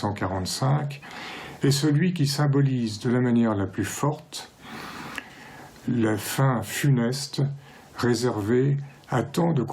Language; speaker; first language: French; native; French